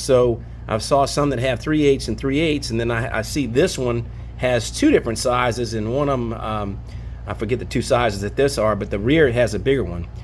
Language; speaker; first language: English; native; English